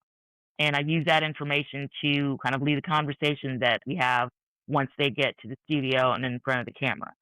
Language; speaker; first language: English; native; English